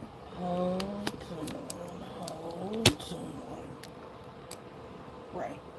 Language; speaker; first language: English; native; English